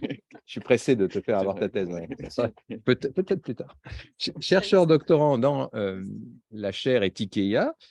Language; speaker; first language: French; native; French